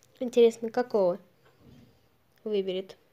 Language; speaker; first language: Russian; native; Russian